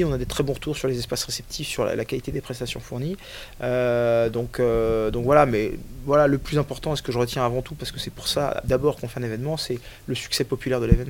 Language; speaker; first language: French; native; French